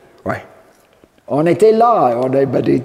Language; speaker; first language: French; non-native, fluent; English